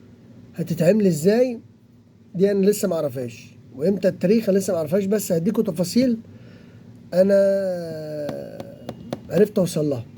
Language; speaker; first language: Arabic; native; Arabic